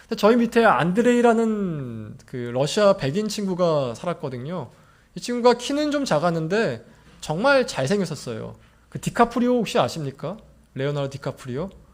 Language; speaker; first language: Korean; native; Korean